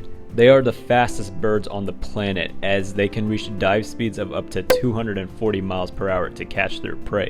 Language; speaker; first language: English; native; English